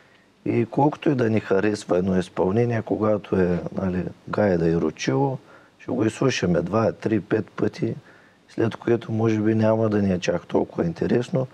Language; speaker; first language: Bulgarian; native; Bulgarian